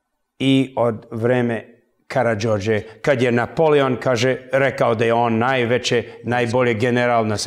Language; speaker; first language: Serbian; early bilingual, heritage; English